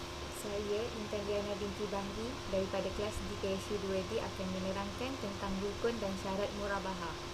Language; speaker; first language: Malay; native; Malay